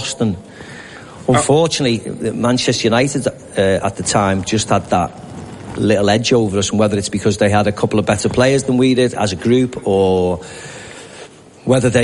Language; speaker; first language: English; native; English